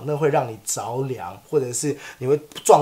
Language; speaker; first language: Chinese; native; Chinese